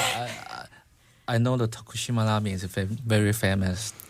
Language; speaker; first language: English; non-native, fluent; Chinese